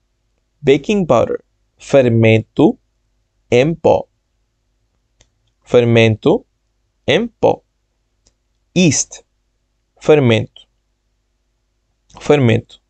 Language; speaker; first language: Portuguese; non-native, fluent; Bangla